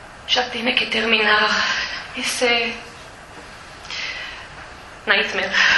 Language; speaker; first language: Spanish; early bilingual, heritage; Spanish